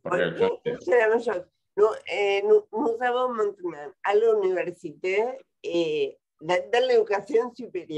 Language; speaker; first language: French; non-native, fluent; Spanish